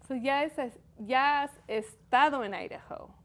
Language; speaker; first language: Spanish; early bilingual, heritage; Spanish